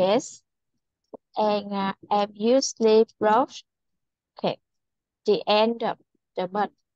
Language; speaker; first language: English; non-native, learner; Vietnamese